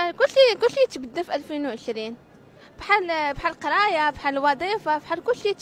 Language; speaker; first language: Arabic; native; Arabic